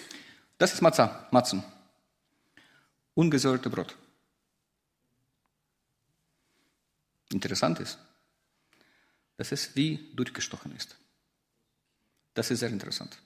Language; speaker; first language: German; non-native, fluent; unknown